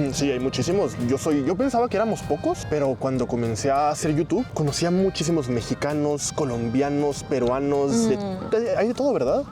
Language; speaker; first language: Spanish; native; Spanish